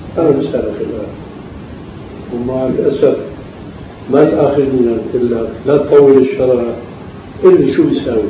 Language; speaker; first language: Arabic; native; Arabic